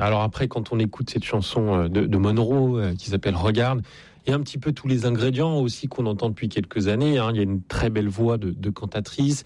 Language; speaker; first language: French; native; French